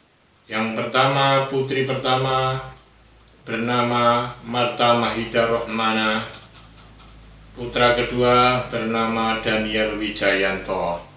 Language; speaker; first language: Indonesian; non-native, local second language; Javanese